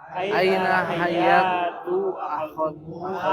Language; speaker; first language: Arabic; non-native, learner; Indonesian